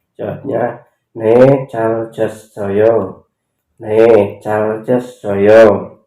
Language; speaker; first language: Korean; non-native, fluent; Indonesian